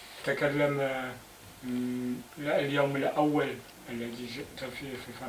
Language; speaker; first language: Arabic; early bilingual, heritage; Arabic